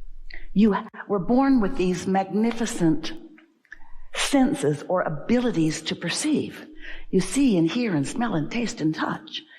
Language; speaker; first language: English; native; English